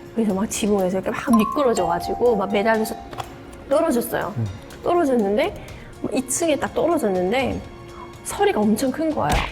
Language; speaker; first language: Korean; native; Korean